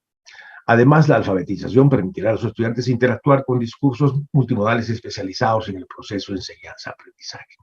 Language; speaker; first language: Spanish; native; Spanish